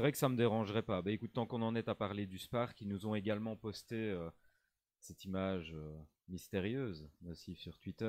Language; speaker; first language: French; native; French